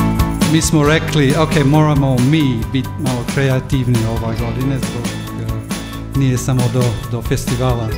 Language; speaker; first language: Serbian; non-native, learner; English